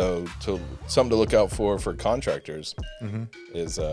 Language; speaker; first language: English; native; English